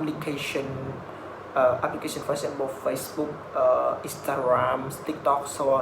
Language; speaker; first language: English; non-native, learner; Vietnamese